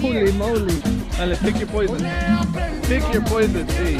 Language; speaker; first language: English; early bilingual, other home language; Spanish